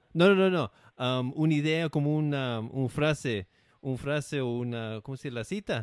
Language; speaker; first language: Spanish; non-native, fluent; English